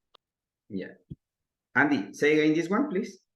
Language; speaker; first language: English; non-native, learner; Spanish